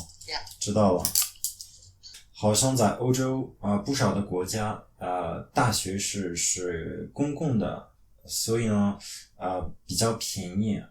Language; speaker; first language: Chinese; non-native, fluent; French